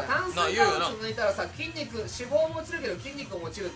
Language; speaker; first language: Japanese; native; Japanese